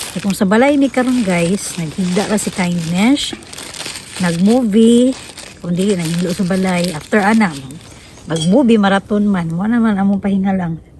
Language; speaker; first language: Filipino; non-native, local second language; Cebuano